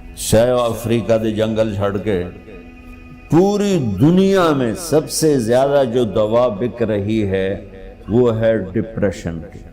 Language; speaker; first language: Urdu; non-native, local second language; Punjabi